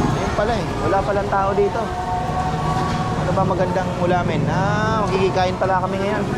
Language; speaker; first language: Filipino; native; Filipino